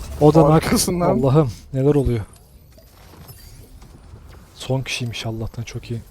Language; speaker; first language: Turkish; native; Turkish